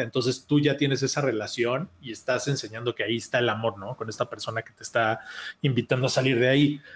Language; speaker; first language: Spanish; native; Spanish